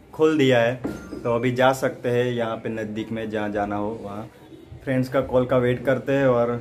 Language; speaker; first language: Hindi; non-native, local second language; Gujarati